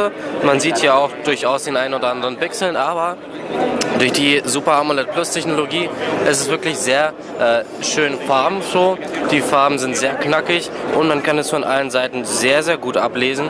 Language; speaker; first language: German; native; German